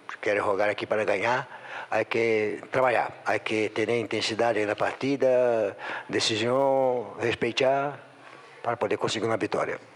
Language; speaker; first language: Portuguese; non-native, learner; Spanish